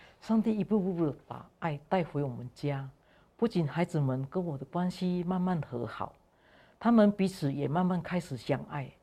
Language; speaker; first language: Chinese; non-native, fluent; Indonesian